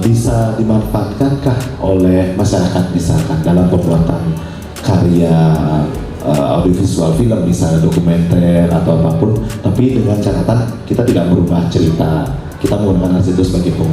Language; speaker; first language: Indonesian; native; Indonesian